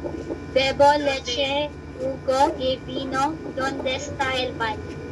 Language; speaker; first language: Spanish; non-native, learner; Filipino